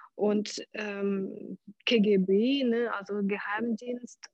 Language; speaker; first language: German; non-native, fluent; Ukrainian